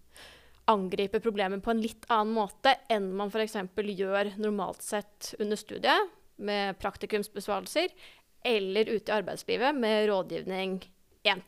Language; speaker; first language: Norwegian; native; Norwegian